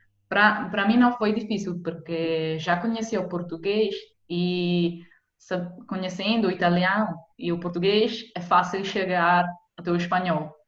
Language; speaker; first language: Portuguese; non-native, fluent; Italian